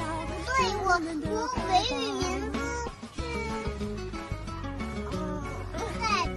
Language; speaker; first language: Chinese; non-native, local second language; Uyghur